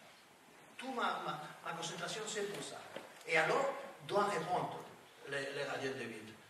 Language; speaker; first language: French; non-native, learner; Spanish